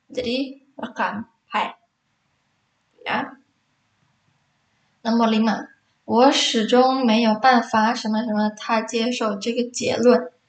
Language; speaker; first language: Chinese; non-native, fluent; Indonesian